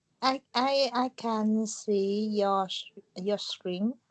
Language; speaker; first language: English; non-native, learner; Vietnamese